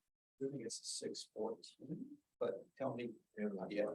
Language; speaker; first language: English; native; English